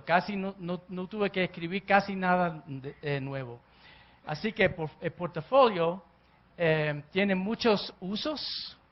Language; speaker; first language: Spanish; early bilingual, heritage; Spanish